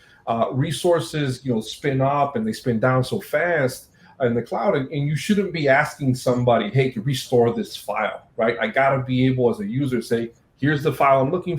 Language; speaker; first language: English; native; English